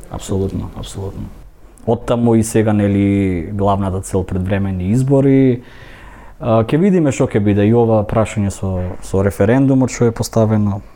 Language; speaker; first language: Macedonian; native; Macedonian